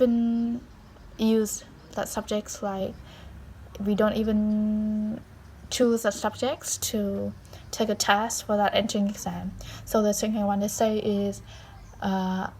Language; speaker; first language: English; non-native, learner; Vietnamese